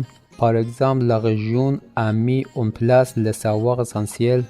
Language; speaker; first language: French; non-native, learner; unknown